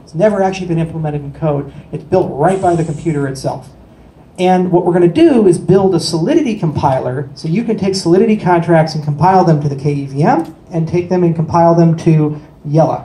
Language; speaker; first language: English; native; English